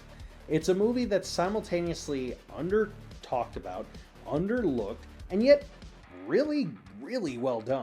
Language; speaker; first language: English; native; English